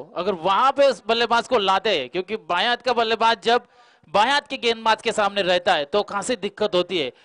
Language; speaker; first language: Hindi; non-native, local second language; Marathi